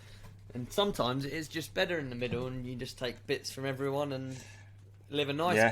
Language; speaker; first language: English; native; English